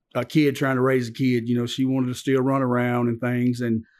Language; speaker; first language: English; native; English